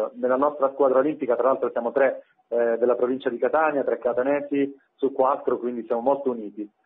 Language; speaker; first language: Italian; native; Italian